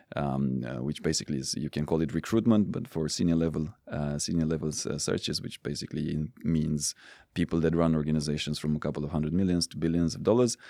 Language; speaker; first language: English; non-native, fluent; Romanian